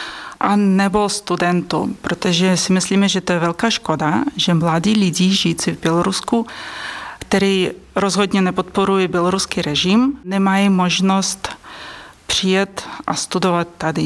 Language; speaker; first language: Czech; non-native, fluent; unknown